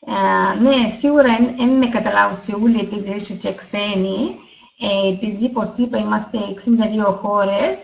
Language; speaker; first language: Greek; non-native, learner; Russian